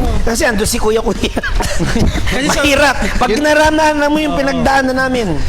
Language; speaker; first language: Filipino; native; Filipino